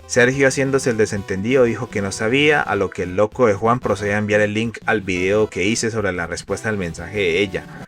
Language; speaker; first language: Spanish; native; Spanish